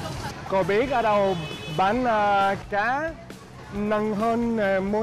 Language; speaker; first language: Vietnamese; non-native, learner; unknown